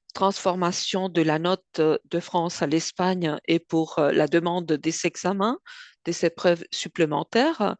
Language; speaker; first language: French; non-native, fluent; Spanish